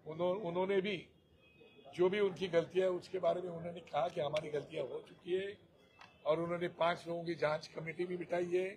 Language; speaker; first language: Hindi; non-native, local second language; Marathi